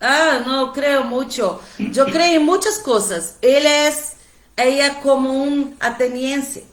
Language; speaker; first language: Portuguese; non-native, learner; Spanish